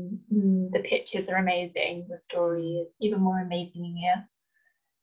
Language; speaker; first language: English; native; English